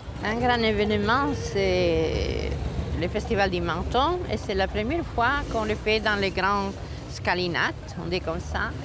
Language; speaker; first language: French; non-native, fluent; Spanish